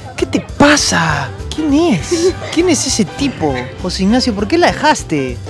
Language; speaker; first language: Spanish; native; Spanish